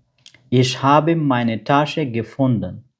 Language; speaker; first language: German; non-native, fluent; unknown